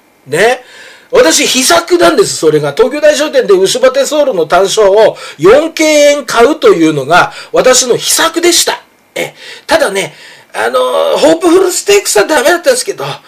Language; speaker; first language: Japanese; native; Japanese